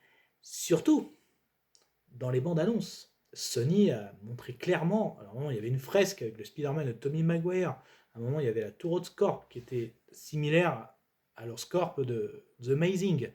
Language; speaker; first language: French; native; French